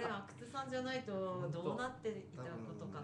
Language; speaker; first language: Japanese; native; Japanese